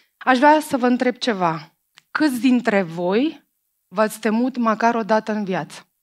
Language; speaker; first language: Romanian; non-native, fluent; Macedonian